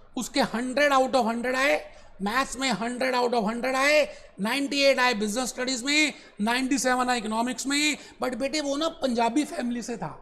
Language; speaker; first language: Hindi; native; Hindi